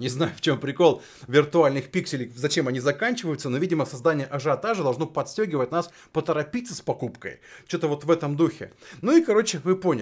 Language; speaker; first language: Russian; native; Russian